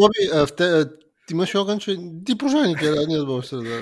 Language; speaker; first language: Bulgarian; native; Bulgarian